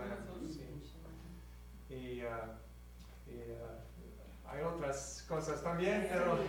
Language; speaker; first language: Spanish; non-native, learner; English